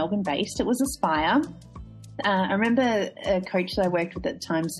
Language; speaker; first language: English; native; English